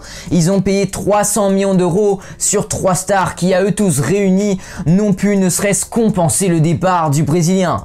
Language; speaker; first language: French; native; French